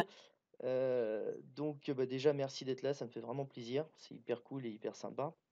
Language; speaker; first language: French; native; French